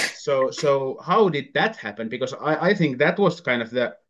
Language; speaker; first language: English; non-native, fluent; Finnish